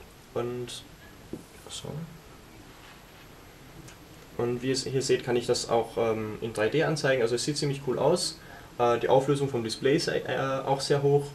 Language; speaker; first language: German; native; German